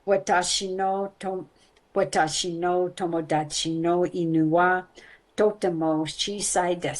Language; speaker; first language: Japanese; non-native, learner; English